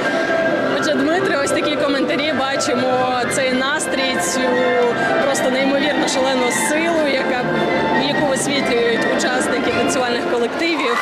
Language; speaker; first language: Ukrainian; native; Ukrainian